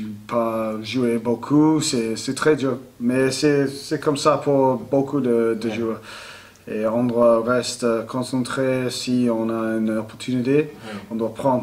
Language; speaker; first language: French; non-native, learner; English